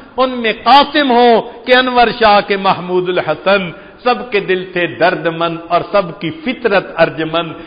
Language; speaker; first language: Urdu; non-native, local second language; Punjabi